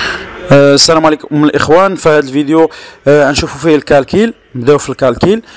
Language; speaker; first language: Arabic; native; Arabic